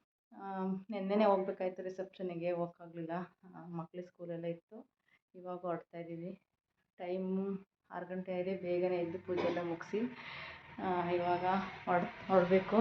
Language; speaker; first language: Kannada; native; Kannada